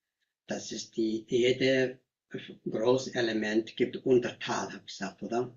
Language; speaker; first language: German; non-native, learner; Tibetan